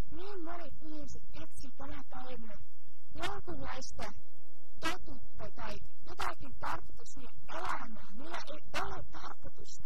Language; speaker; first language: Finnish; early bilingual, heritage; Finnish